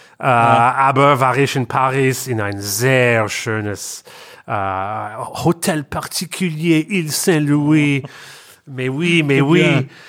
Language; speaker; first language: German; non-native, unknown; English